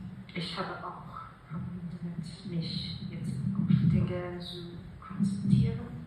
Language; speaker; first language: German; non-native, learner; English